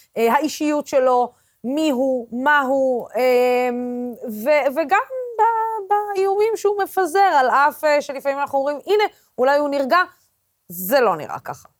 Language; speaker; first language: Hebrew; non-native, local second language; Arabic